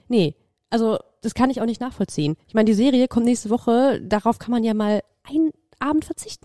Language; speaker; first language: German; native; German